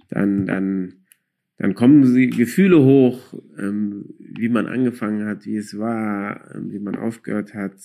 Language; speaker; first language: German; early bilingual, other home language; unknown